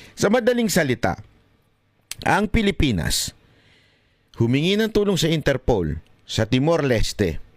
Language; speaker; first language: Filipino; native; Filipino